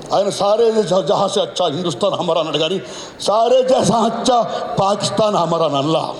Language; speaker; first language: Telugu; native; Telugu